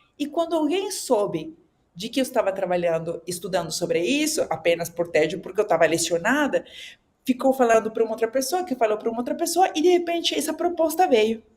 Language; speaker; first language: Portuguese; non-native, fluent; Spanish